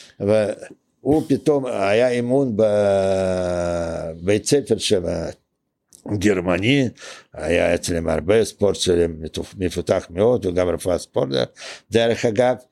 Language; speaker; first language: Hebrew; non-native, fluent; Russian